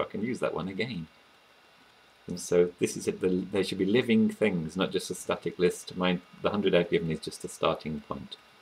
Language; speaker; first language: English; native; English